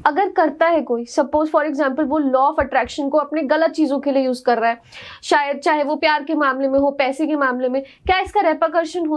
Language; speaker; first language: Hindi; native; Hindi